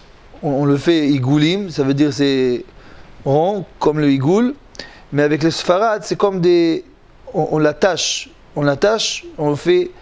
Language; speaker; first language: French; non-native, learner; Hebrew